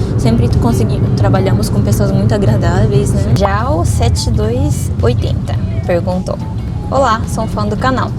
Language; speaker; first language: Portuguese; early bilingual, other home language; Japanese